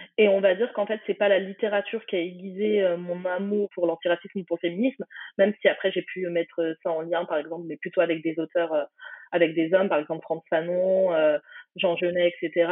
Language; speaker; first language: French; early bilingual, other home language; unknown